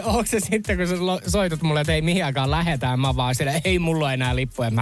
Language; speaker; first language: Finnish; native; Finnish